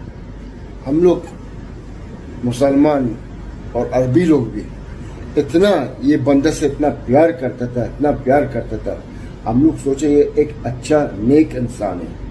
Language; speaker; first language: Hindi; non-native, fluent; Arabic